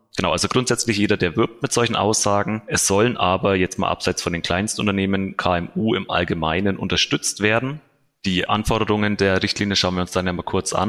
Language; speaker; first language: German; native; German